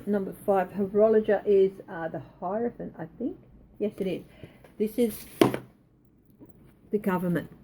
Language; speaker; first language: English; native; English